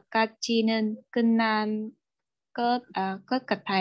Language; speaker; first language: Korean; non-native, learner; Vietnamese